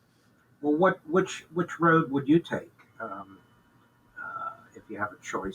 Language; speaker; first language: English; native; English